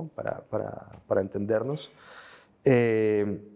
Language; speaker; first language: Spanish; native; Spanish